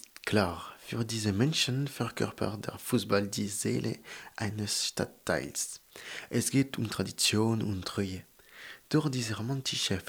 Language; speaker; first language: German; native; German